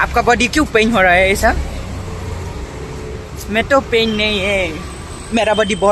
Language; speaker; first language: Hindi; non-native, local second language; Khasi